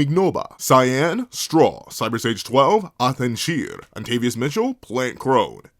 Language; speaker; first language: English; native; English